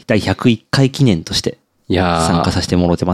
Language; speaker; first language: Japanese; native; Japanese